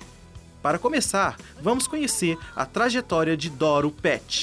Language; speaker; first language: Portuguese; native; Portuguese